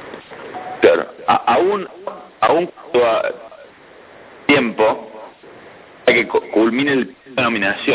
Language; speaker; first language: Spanish; native; Spanish